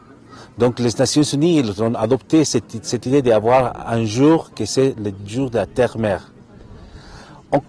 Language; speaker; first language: French; non-native, fluent; Spanish